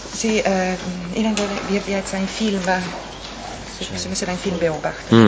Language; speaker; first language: German; non-native, local second language; Italian